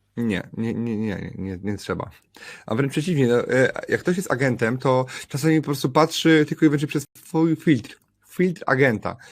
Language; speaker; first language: Polish; native; Polish